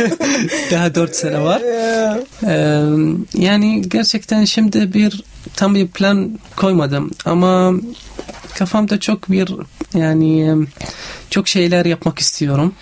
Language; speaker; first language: Turkish; non-native, fluent; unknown